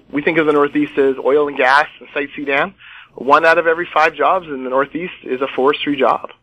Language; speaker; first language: English; native; English